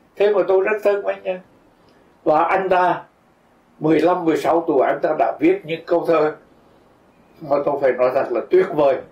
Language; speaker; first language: Vietnamese; native; Vietnamese